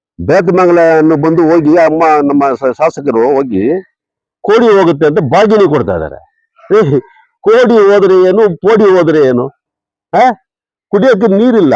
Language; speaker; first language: Kannada; non-native, local second language; Tamil